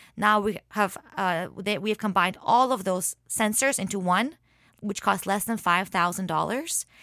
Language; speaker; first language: English; early bilingual, other home language; Hebrew